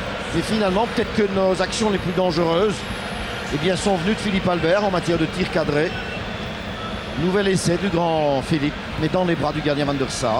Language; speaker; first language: French; native; French